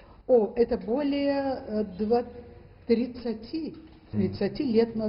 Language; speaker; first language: Russian; native; Russian